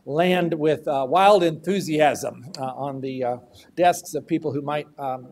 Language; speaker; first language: English; native; English